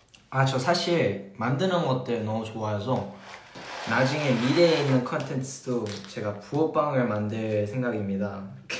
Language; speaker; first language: Korean; early bilingual, heritage; Korean